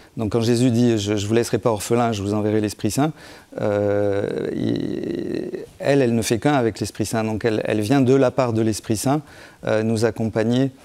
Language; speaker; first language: French; native; French